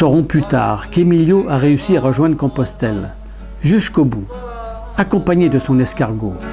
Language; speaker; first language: French; native; French